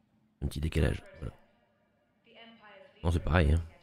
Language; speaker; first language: French; native; French